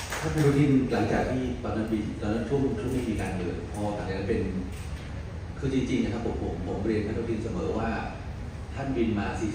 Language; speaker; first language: Thai; native; Thai